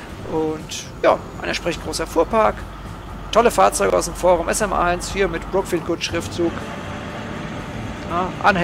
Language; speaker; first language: German; native; German